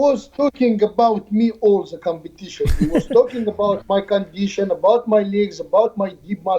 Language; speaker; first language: English; non-native, learner; Arabic